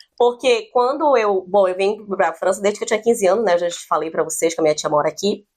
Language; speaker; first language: Portuguese; native; Portuguese